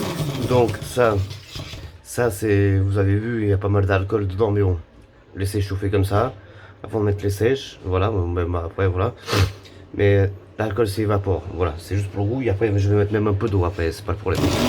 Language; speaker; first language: French; native; French